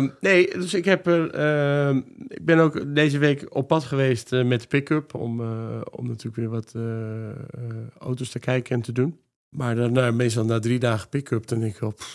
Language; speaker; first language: Dutch; native; Dutch